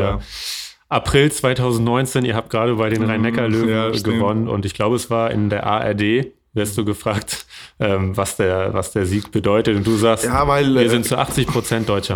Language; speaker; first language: German; native; German